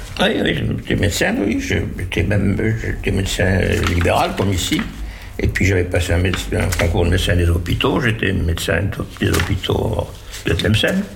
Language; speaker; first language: French; native; French